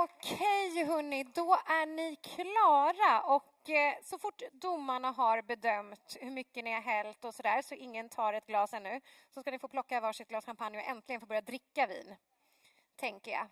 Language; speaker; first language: Swedish; native; Swedish